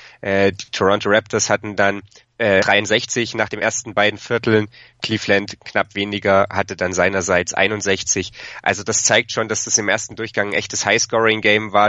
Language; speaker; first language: German; native; German